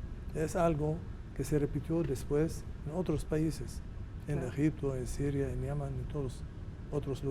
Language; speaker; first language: Spanish; non-native, fluent; Arabic